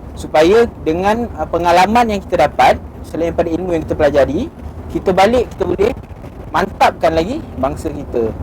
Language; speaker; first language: Malay; native; Malay